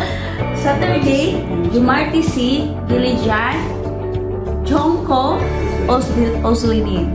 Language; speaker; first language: Turkish; non-native, learner; Filipino